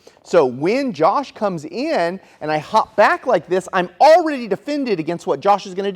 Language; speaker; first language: English; native; English